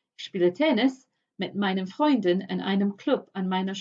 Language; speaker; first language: German; non-native, fluent; English